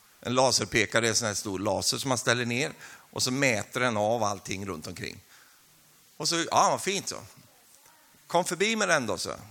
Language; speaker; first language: Swedish; native; Swedish